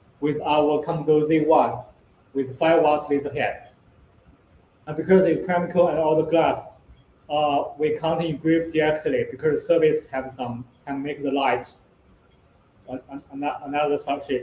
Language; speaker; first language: English; non-native, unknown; Chinese